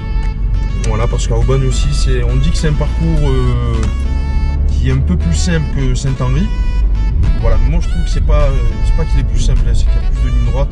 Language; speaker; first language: French; native; French